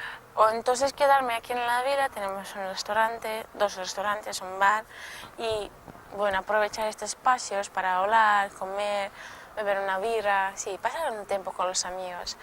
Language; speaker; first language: Spanish; non-native, local second language; Portuguese